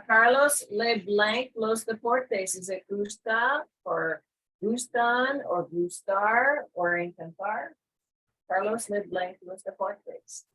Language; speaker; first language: Spanish; non-native, fluent; English